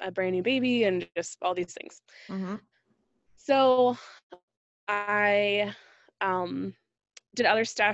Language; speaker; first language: English; native; English